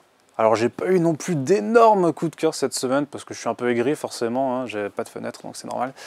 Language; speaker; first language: French; native; French